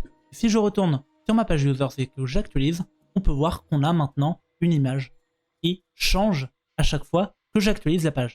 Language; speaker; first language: French; native; French